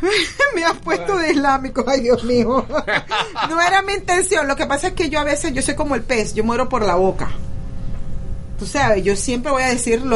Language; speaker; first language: Spanish; native; Spanish